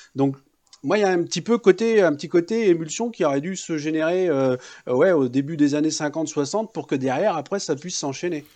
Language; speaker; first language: French; native; French